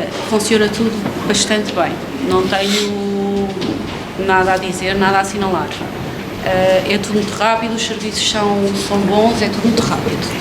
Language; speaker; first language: Portuguese; native; Portuguese